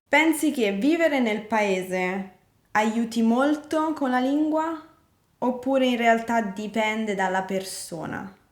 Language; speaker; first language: Italian; native; Italian